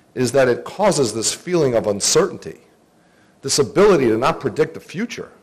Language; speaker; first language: English; early bilingual, other home language; Greek